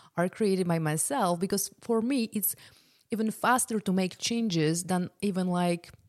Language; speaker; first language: English; non-native, fluent; Polish